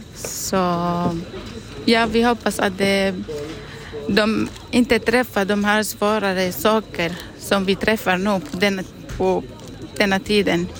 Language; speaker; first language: Swedish; non-native, learner; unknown